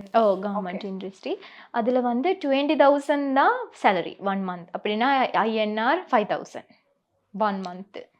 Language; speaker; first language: Tamil; non-native, local second language; Sinhala